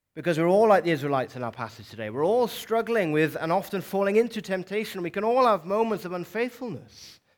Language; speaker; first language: English; native; English